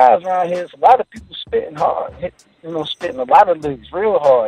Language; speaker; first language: English; native; English